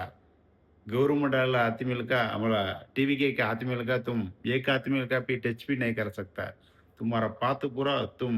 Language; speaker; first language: Hindi; non-native, local second language; Tamil